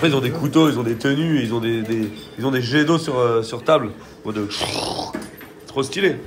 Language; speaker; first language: French; native; French